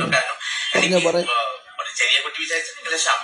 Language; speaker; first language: Malayalam; non-native, fluent; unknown